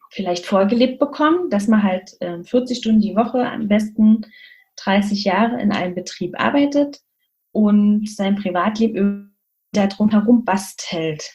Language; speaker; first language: German; native; German